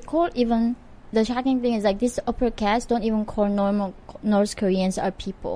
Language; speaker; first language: English; non-native, fluent; Korean